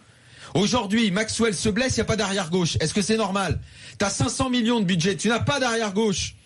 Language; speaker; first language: French; native; French